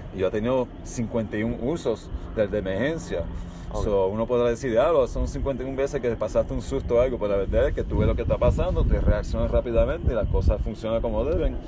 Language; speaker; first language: Spanish; early bilingual, heritage; Spanish